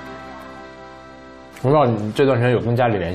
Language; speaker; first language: Chinese; native; Chinese